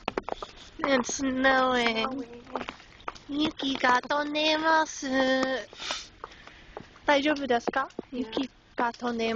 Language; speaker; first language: Japanese; non-native, learner; English